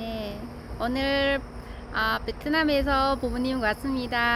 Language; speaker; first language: Korean; non-native, learner; Vietnamese